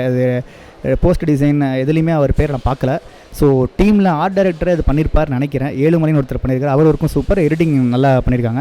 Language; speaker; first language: Tamil; native; Tamil